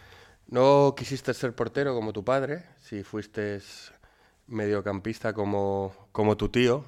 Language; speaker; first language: Spanish; native; Spanish